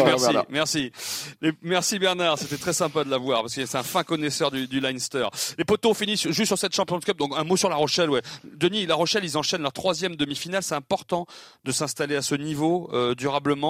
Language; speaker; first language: French; native; French